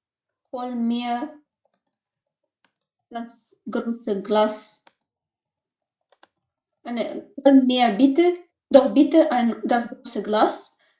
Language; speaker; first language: German; non-native, learner; Macedonian